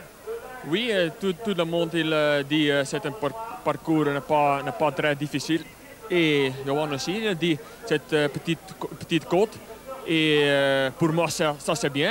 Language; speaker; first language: French; non-native, learner; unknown